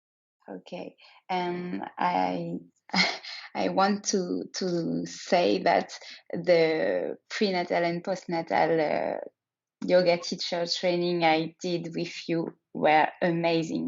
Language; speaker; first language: English; non-native, learner; French